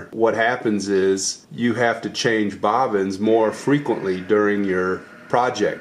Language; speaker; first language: English; native; English